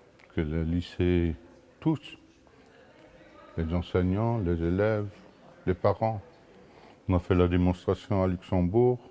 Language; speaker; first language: French; non-native, local second language; Luxembourgish